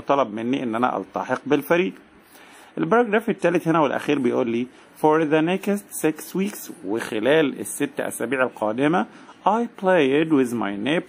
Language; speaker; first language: Arabic; native; Arabic